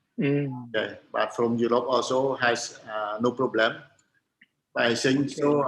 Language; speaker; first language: English; non-native, learner; Khmer